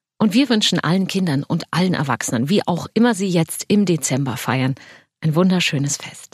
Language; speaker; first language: German; native; German